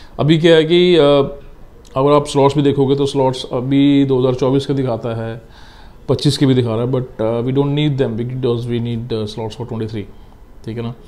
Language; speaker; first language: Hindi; non-native, local second language; Punjabi